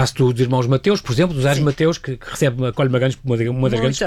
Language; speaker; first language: Portuguese; native; Portuguese